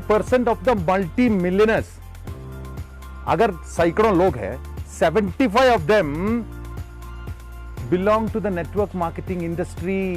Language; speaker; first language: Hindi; non-native, local second language; Tamil